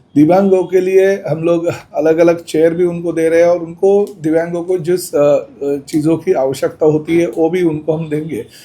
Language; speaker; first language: Hindi; non-native, local second language; Marathi